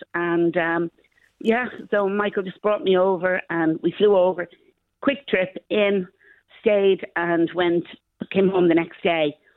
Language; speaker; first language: English; native; English